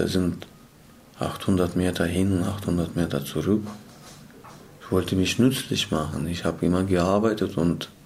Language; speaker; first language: German; non-native, learner; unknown